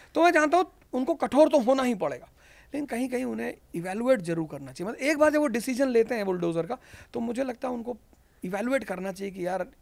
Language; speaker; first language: Hindi; native; Hindi